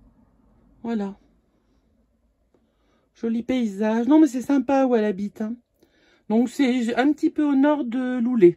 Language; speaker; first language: French; native; French